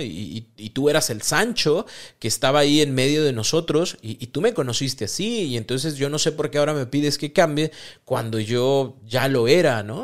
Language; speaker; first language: Spanish; native; Spanish